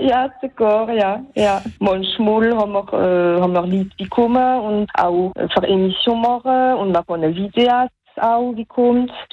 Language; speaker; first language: German; non-native, local second language; French